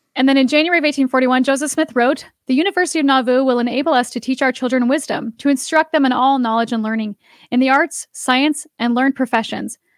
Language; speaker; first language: English; native; English